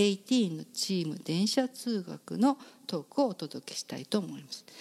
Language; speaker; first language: Japanese; native; Japanese